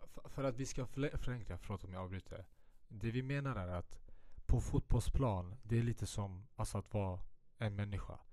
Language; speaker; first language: Swedish; early bilingual, other home language; Central Kurdish